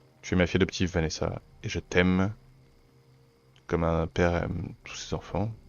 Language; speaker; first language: French; native; French